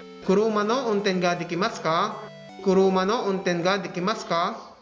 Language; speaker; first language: Japanese; non-native, fluent; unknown